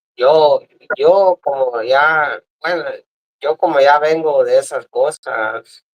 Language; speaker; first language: Spanish; early bilingual, other home language; English